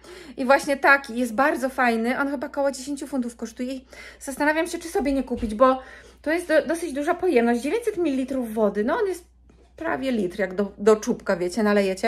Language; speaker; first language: Polish; native; Polish